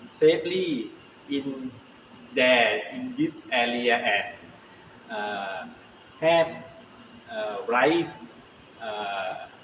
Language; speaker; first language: English; non-native, learner; Thai